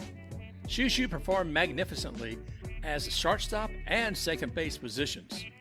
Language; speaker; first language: English; native; English